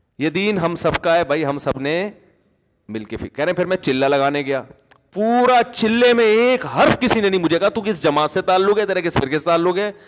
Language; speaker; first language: Urdu; native; Urdu